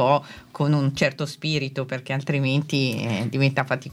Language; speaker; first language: Italian; native; Italian